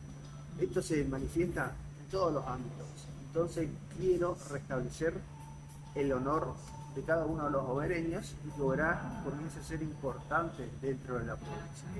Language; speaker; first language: Spanish; native; Spanish